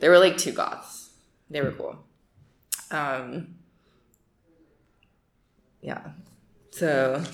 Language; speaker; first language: English; native; English